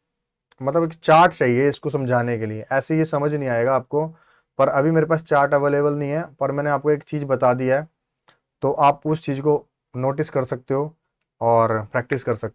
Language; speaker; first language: Hindi; native; Hindi